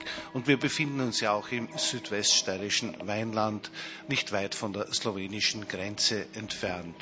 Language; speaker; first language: German; native; German